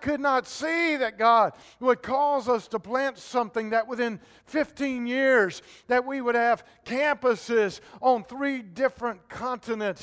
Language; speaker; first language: English; native; English